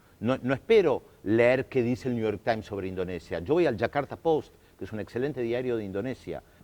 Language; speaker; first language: Spanish; early bilingual, other home language; German